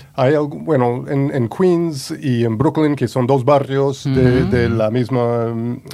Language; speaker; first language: Spanish; non-native, fluent; English